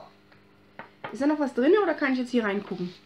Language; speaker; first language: German; native; German